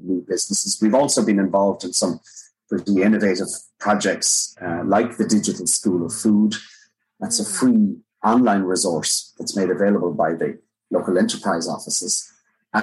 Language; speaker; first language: English; native; English